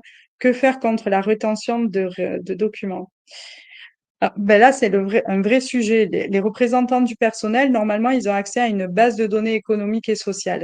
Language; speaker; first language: French; native; French